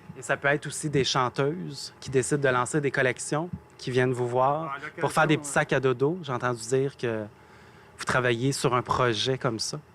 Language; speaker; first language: French; native; French